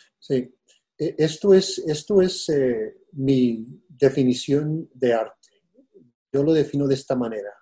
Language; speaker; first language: Spanish; early bilingual, heritage; Spanish